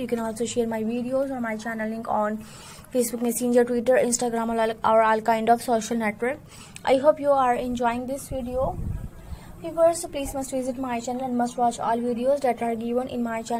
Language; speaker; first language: English; non-native, local second language; Urdu